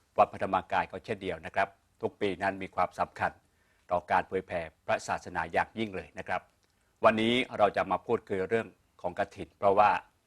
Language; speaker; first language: Thai; native; Thai